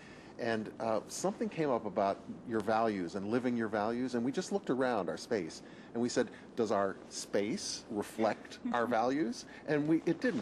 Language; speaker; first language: English; native; English